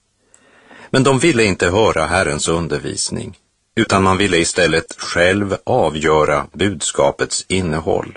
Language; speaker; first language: Swedish; native; Swedish